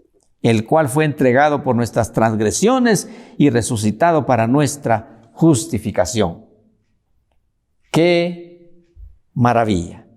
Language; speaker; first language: Spanish; native; Spanish